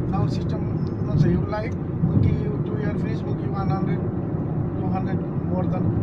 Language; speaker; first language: English; non-native, learner; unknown